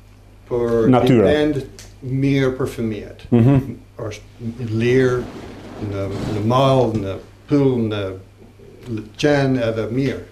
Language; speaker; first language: Albanian; non-native, learner; English